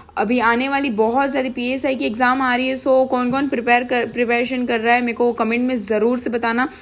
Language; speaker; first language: Hindi; non-native, local second language; Gujarati